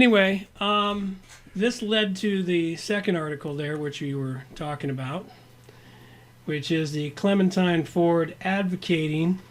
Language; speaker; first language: English; native; English